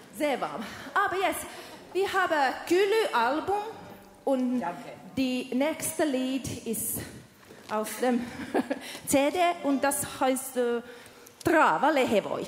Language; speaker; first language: German; non-native, learner; Finnish